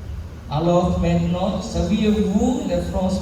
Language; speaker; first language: French; non-native, learner; Sinhala